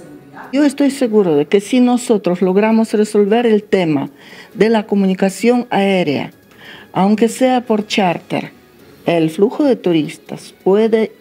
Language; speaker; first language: Spanish; non-native, fluent; Russian